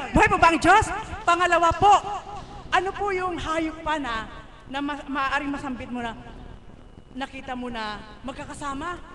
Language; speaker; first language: Filipino; non-native, local second language; Cebuano